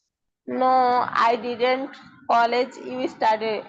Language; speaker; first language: English; non-native, learner; Bangla